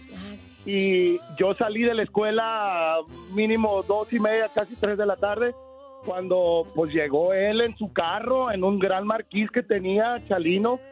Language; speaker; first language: Spanish; native; Spanish